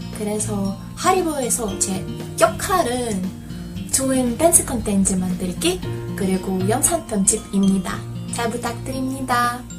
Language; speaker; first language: Korean; non-native, learner; Russian